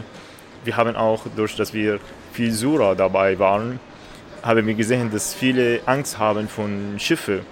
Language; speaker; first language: German; non-native, learner; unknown